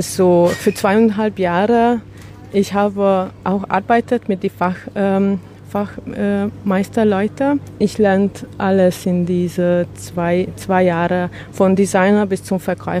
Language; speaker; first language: German; non-native, learner; Hungarian